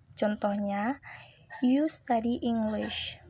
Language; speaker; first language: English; non-native, learner; Indonesian